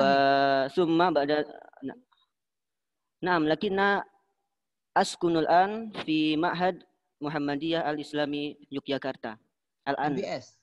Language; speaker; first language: Arabic; non-native, learner; Indonesian